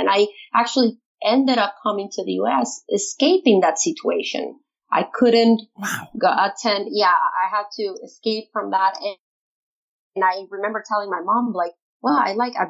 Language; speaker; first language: English; non-native, fluent; Spanish